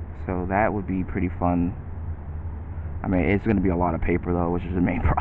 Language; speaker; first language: English; native; English